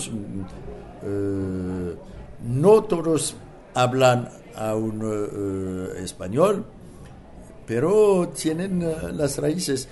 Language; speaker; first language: Spanish; non-native, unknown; French